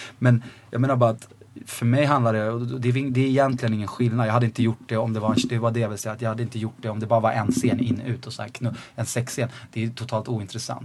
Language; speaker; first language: Swedish; native; Swedish